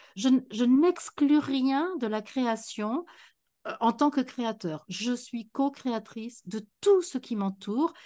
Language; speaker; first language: French; native; French